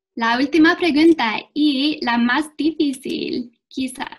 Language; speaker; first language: Spanish; non-native, fluent; English